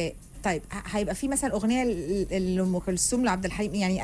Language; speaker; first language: Arabic; native; Arabic